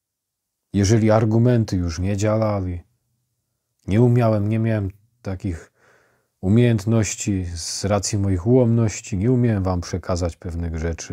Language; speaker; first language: Polish; native; Polish